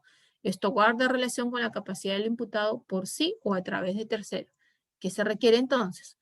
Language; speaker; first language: Spanish; native; Spanish